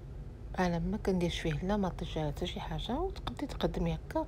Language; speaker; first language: Arabic; native; Arabic